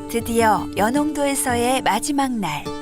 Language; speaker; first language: Korean; native; Korean